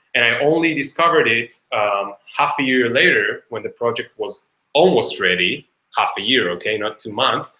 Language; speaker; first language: English; non-native, fluent; Hebrew